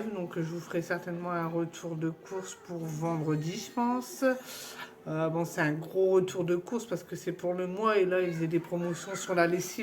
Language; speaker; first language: French; native; French